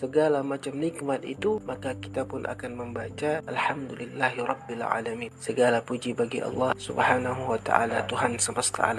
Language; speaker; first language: Malay; native; Malay